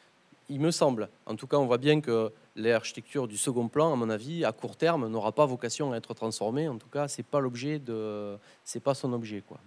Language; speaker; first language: French; native; French